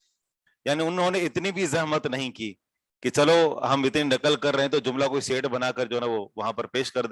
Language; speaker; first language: Urdu; native; Urdu